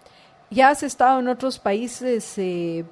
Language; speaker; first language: Spanish; native; Spanish